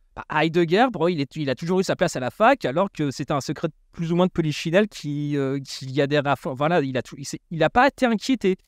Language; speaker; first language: French; native; French